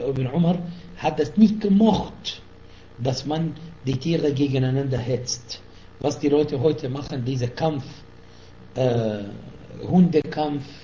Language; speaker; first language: German; non-native, fluent; Arabic